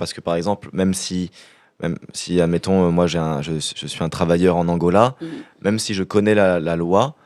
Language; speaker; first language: French; native; French